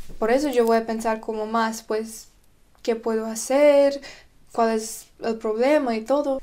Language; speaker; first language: Spanish; non-native, fluent; Russian